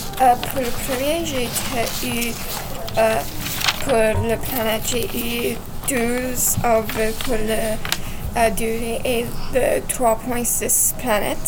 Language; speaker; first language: French; non-native, learner; English